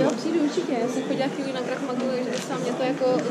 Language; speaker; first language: Czech; non-native, fluent; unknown